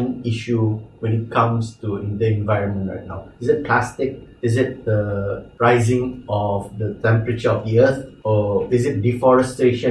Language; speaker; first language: English; non-native, local second language; Malay